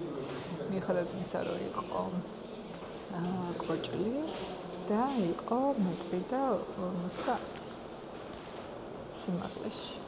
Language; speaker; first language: Georgian; native; Georgian